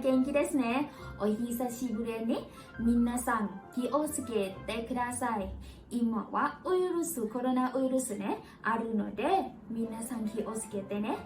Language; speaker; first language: Japanese; non-native, learner; Thai